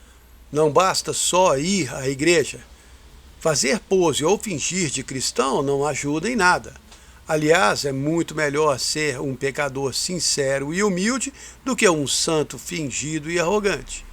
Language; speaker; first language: Portuguese; native; Portuguese